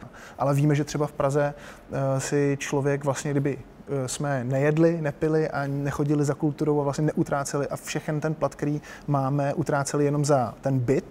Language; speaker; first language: Czech; native; Czech